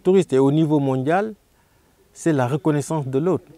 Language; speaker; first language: French; non-native, local second language; Wolof